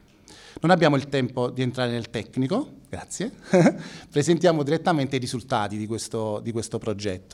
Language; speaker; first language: Italian; native; Italian